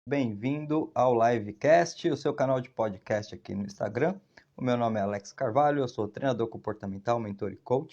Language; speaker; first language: Portuguese; native; Portuguese